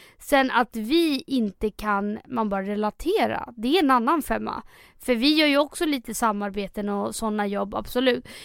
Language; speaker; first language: Swedish; early bilingual, other home language; Spanish